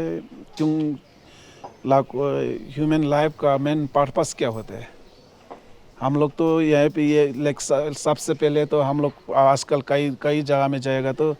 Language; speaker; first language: Hindi; non-native, local second language; Ladakhi